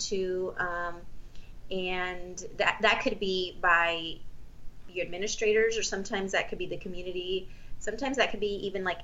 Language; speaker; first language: English; early bilingual, other home language; Spanish